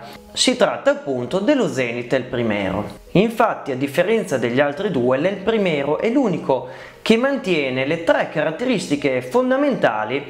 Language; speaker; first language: Italian; native; Italian